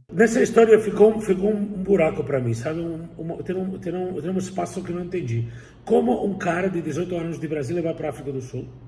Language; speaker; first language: Portuguese; non-native, fluent; Spanish